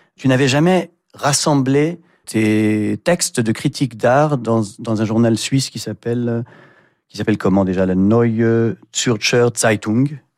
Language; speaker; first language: French; native; French